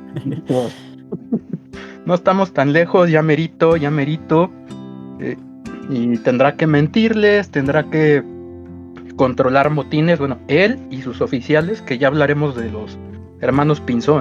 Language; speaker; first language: Spanish; native; Spanish